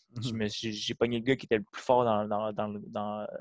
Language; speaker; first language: French; native; French